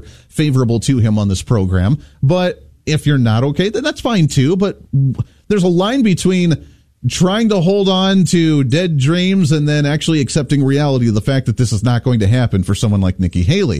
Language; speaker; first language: English; native; English